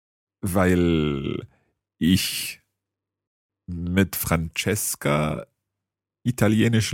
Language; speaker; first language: German; non-native, learner; English